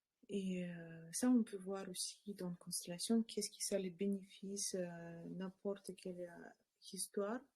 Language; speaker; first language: French; non-native, learner; Russian